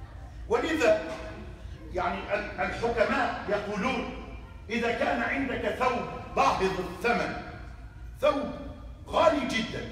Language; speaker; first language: Arabic; native; Arabic